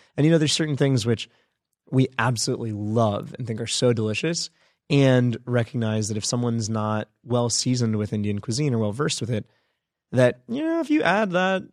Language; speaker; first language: English; native; English